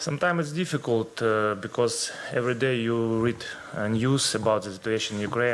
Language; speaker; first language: English; non-native, learner; Ukrainian